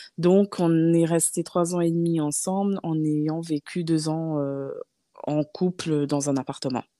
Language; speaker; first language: French; native; French